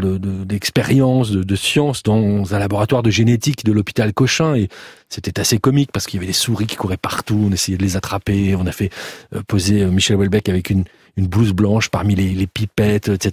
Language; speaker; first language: French; native; French